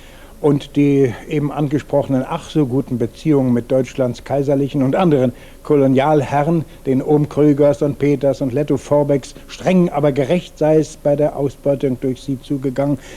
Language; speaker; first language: German; native; German